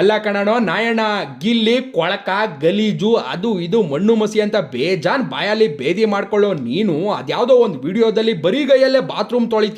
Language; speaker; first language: Kannada; native; Kannada